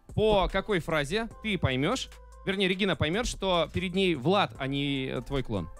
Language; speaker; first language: Russian; native; Russian